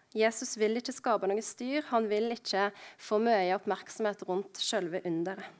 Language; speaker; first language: Norwegian; native; Norwegian